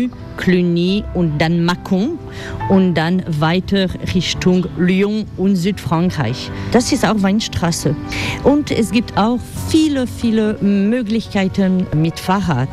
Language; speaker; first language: German; non-native, learner; French